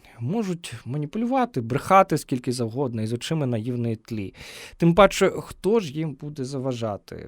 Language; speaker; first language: Ukrainian; native; Ukrainian